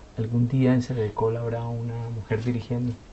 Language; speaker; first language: Spanish; native; Spanish